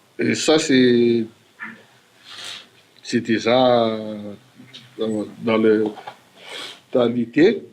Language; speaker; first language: French; non-native, local second language; Malagasy